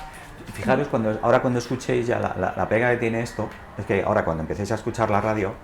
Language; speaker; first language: Spanish; native; Spanish